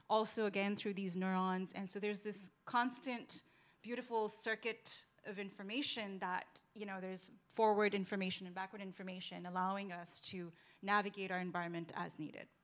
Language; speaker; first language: English; non-native, local second language; Urdu